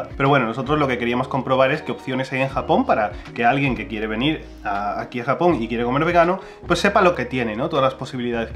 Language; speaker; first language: Spanish; native; Spanish